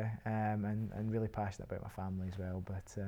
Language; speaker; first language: English; native; English